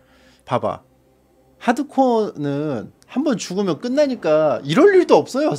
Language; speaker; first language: Korean; native; Korean